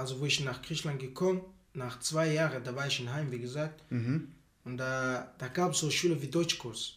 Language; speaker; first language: German; non-native, learner; Arabic